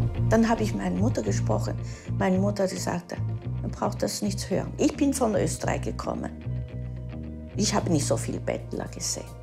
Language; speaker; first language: German; early bilingual, heritage; German